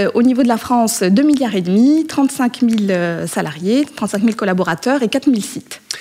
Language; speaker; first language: French; non-native, local second language; Arabic